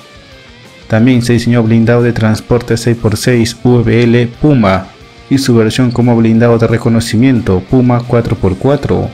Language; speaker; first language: Spanish; native; Spanish